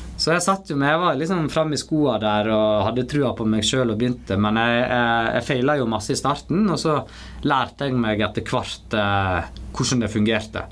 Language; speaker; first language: Norwegian; native; Norwegian